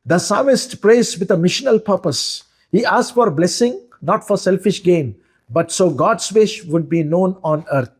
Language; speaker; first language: English; non-native, local second language; Telugu